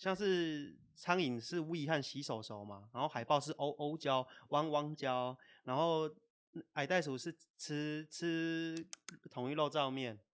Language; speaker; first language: Chinese; native; Chinese